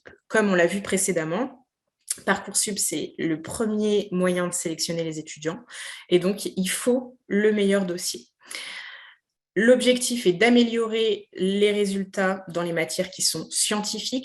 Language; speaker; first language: French; native; French